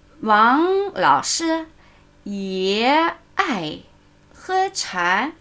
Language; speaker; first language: Chinese; non-native, fluent; German